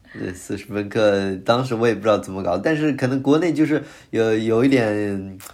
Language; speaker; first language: Chinese; native; Chinese